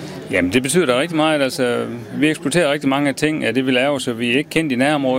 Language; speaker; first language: Danish; native; Danish